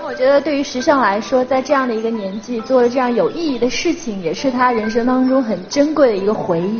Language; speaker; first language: Chinese; native; Chinese